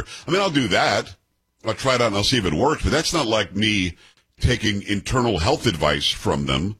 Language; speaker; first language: English; native; English